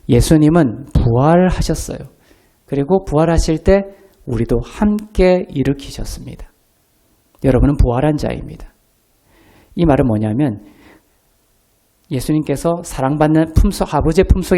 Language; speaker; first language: Korean; native; Korean